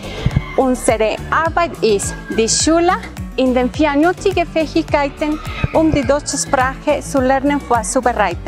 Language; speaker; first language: German; non-native, fluent; Spanish